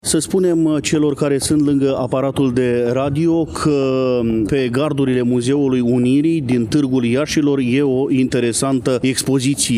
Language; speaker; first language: Romanian; native; Romanian